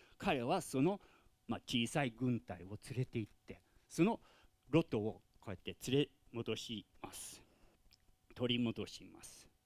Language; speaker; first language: Japanese; non-native, fluent; English